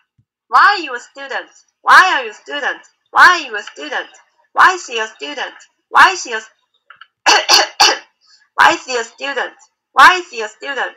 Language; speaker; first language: English; non-native, learner; Korean